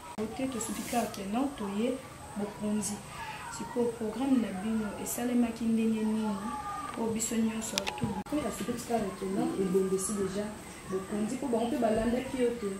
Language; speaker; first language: Lingala; native; Lingala